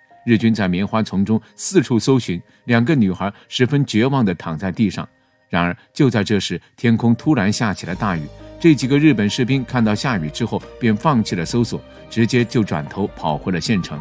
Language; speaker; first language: Chinese; native; Chinese